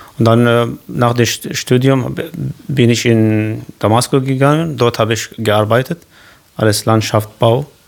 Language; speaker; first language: German; non-native, learner; Kurdish